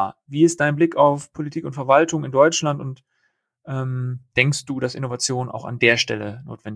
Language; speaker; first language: German; native; German